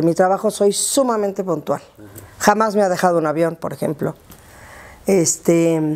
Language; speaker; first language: Spanish; native; Spanish